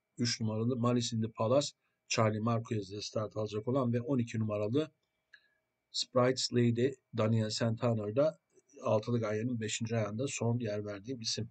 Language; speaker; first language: Turkish; native; Turkish